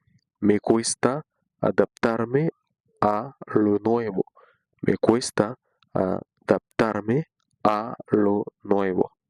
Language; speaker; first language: Spanish; non-native, fluent; Haitian Creole